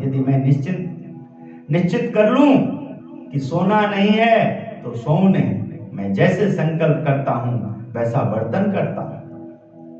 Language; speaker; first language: Hindi; native; Hindi